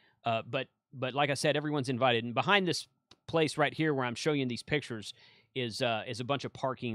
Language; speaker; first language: English; native; English